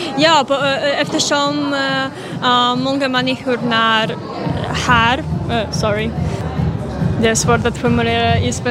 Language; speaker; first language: Swedish; non-native, fluent; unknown